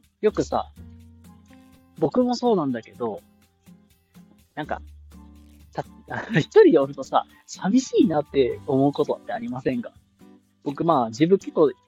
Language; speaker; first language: Japanese; native; Japanese